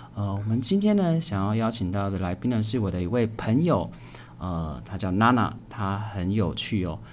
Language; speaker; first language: Chinese; native; Chinese